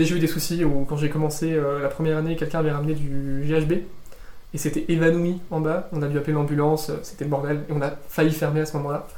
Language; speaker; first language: French; native; French